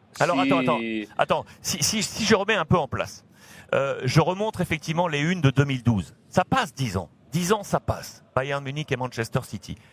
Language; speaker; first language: French; native; French